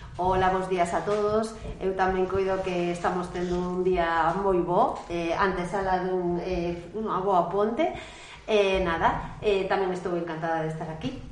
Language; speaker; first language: Galician; non-native, local second language; Spanish